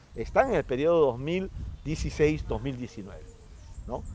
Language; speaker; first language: Spanish; non-native, local second language; Quechua